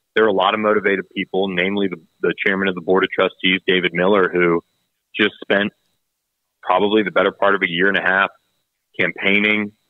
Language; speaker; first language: English; native; English